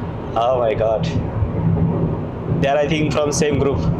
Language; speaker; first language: English; non-native, local second language; Hindi